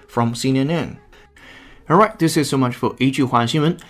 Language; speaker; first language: English; non-native, fluent; Chinese